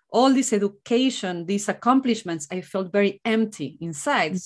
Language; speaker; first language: English; non-native, fluent; Spanish